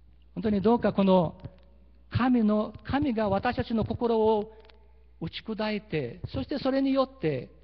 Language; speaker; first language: Japanese; early bilingual, heritage; Portuguese